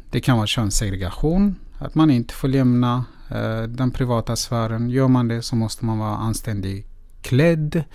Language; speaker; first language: Swedish; non-native, fluent; Persian